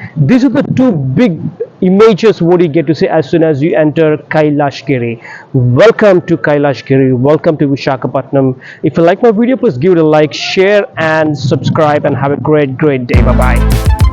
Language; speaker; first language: English; non-native, local second language; Telugu